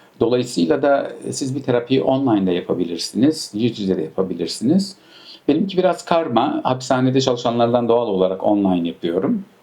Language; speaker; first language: Turkish; early bilingual, heritage; Turkish